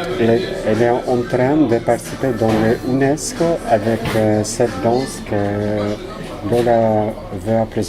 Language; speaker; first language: French; non-native, fluent; Albanian